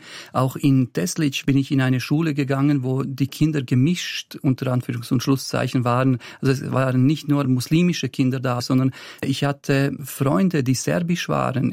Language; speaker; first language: German; early bilingual, other home language; Bosnian